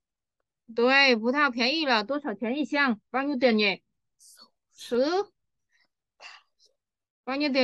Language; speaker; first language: Chinese; non-native, fluent; Vietnamese